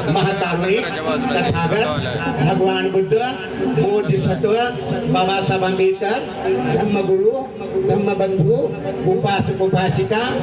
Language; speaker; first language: Hindi; non-native, local second language; Marathi